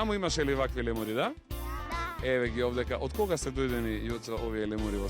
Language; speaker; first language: Macedonian; native; Macedonian